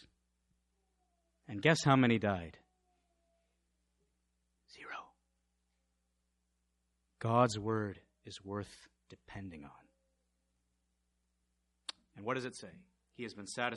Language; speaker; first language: English; native; English